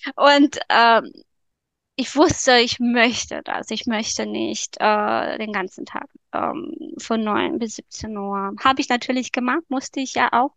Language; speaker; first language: German; non-native, fluent; Romanian